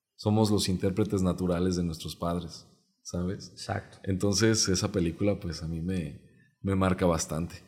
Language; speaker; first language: Spanish; non-native, local second language; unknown